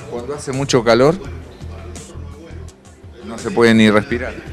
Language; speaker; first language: Spanish; native; Spanish